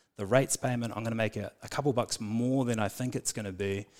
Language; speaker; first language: English; native; English